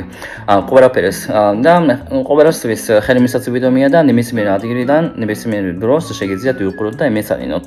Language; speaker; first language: Georgian; non-native, learner; Japanese